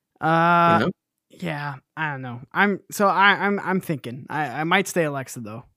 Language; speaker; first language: English; native; English